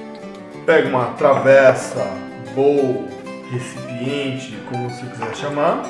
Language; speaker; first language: Portuguese; native; Portuguese